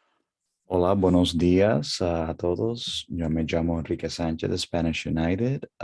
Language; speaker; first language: Spanish; early bilingual, heritage; English